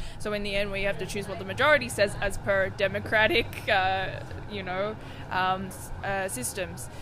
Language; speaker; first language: English; native; English